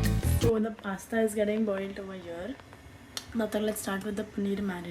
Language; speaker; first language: English; non-native, local second language; Hindi